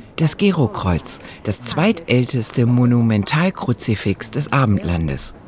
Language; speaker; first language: German; native; German